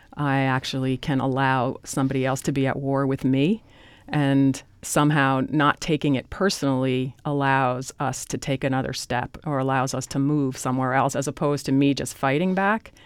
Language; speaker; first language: English; native; English